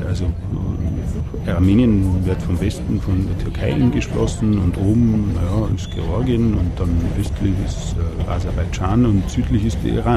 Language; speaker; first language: German; native; German